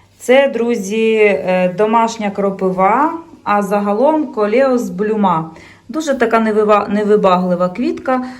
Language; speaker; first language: Ukrainian; native; Ukrainian